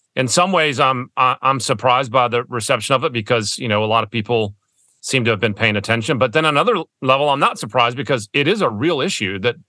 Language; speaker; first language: English; early bilingual, other home language; German